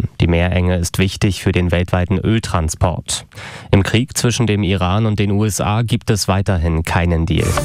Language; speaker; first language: German; native; German